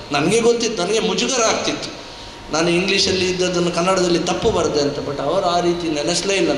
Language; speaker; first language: Kannada; non-native, local second language; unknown